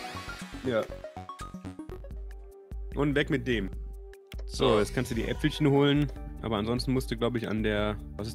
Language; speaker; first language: German; native; German